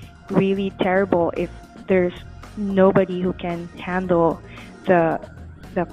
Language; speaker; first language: English; non-native, local second language; Filipino